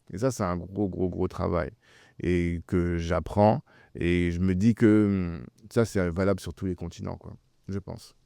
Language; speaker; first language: French; early bilingual, other home language; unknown